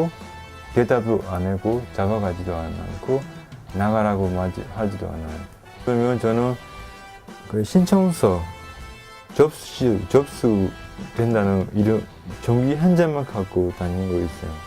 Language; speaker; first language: Korean; non-native, local second language; Filipino